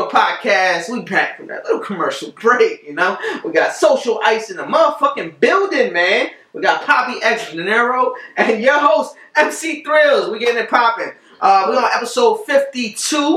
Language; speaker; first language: English; native; English